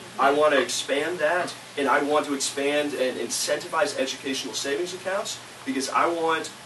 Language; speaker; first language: English; native; English